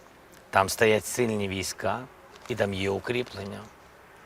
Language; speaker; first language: Ukrainian; non-native, local second language; Russian